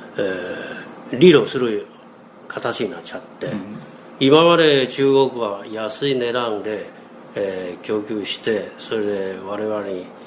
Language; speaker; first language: Japanese; non-native, fluent; Chinese